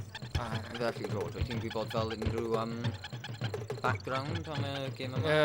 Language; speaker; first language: Welsh; non-native, local second language; English